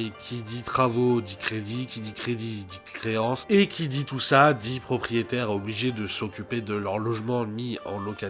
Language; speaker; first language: French; native; French